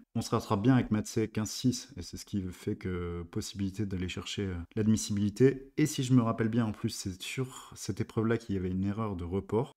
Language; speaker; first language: French; native; French